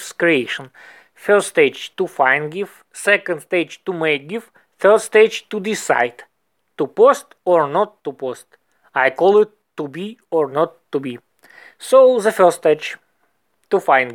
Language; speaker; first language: English; non-native, learner; Russian